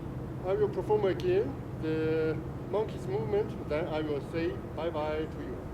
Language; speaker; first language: English; non-native, fluent; Chinese